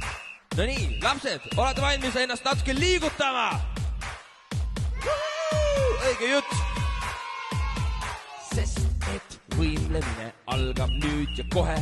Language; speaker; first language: Estonian; non-native, local second language; Russian